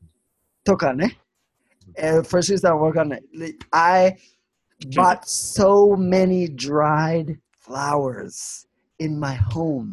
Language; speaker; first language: English; non-native, fluent; Swedish